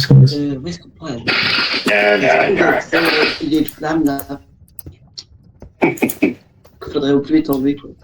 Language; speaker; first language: French; native; French